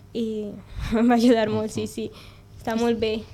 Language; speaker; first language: Catalan; non-native, learner; Spanish